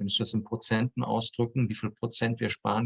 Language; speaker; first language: German; native; German